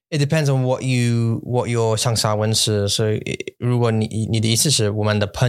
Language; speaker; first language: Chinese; non-native, learner; English